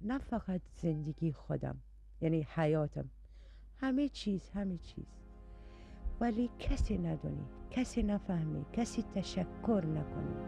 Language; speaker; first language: Persian; non-native, learner; Arabic